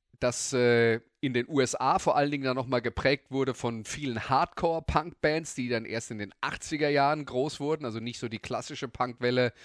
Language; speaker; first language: German; native; German